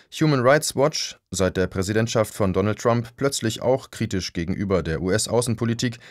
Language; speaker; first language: German; native; German